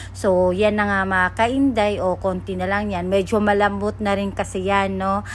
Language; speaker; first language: Filipino; non-native, local second language; Cebuano